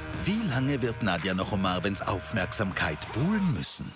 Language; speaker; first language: German; native; German